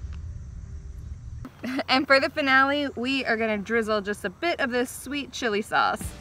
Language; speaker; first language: English; native; English